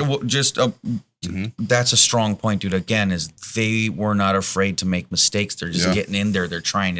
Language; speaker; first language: English; native; English